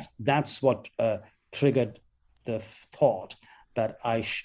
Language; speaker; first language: English; non-native, local second language; Bangla